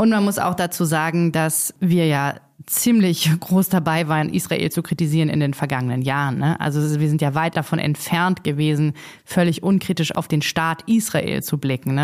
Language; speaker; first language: German; native; German